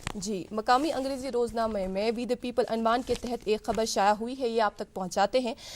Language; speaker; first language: Hindi; non-native, local second language; Kashmiri